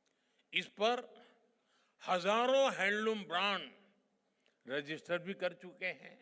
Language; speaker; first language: Hindi; non-native, local second language; Gujarati